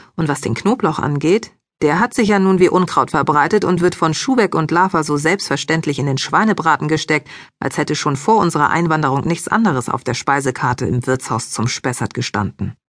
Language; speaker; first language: German; early bilingual, other home language; Greek